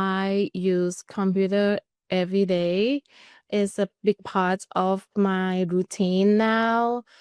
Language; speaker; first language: English; non-native, learner; Thai